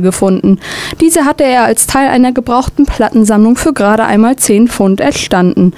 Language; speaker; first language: German; native; German